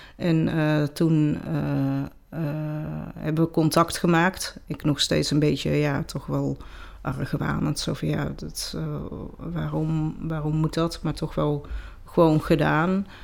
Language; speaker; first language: Dutch; native; Dutch